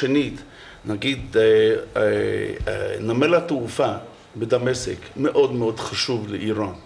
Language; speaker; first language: Hebrew; non-native, fluent; English